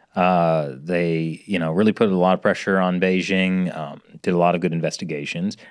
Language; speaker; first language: English; native; English